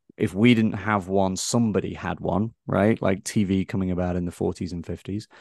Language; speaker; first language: English; native; English